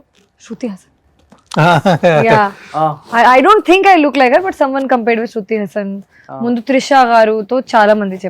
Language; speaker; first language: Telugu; non-native, fluent; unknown